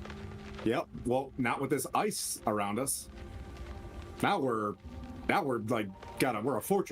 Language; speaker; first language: English; native; English